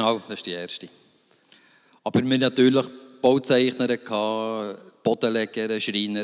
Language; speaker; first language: German; native; German